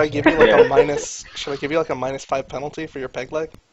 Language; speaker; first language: English; native; English